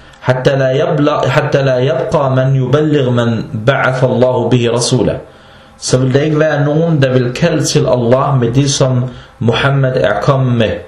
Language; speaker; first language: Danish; non-native, fluent; Arabic